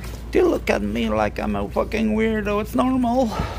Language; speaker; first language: English; non-native, fluent; French